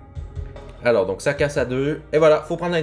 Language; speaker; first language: French; native; French